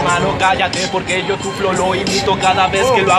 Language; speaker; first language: Spanish; native; Spanish